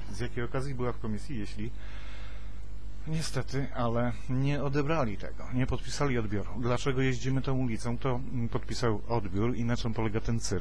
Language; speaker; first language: Polish; native; Polish